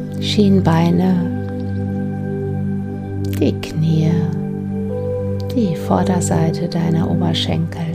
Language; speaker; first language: German; native; German